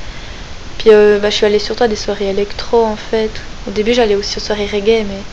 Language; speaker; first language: French; native; French